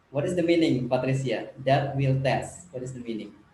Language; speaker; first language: English; non-native, learner; Indonesian